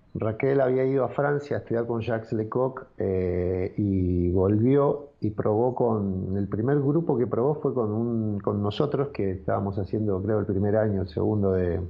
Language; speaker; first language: Spanish; native; Spanish